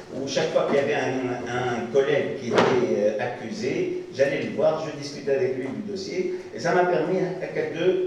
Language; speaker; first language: French; non-native, local second language; Arabic